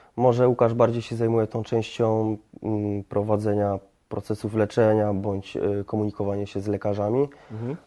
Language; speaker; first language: Polish; early bilingual, heritage; Polish